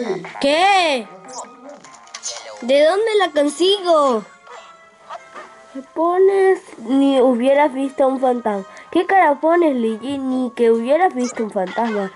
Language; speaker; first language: Spanish; native; Spanish